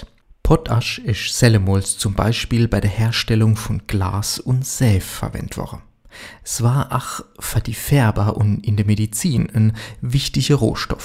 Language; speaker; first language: German; native; German